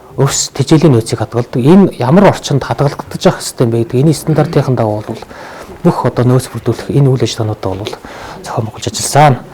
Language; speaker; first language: Mongolian; native; Mongolian